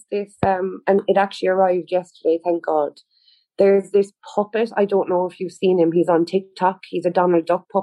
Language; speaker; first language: English; native; English